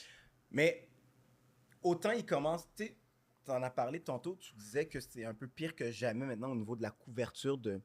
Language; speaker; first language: French; native; French